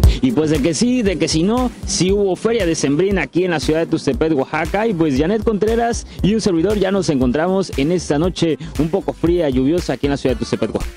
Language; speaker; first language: Spanish; native; Spanish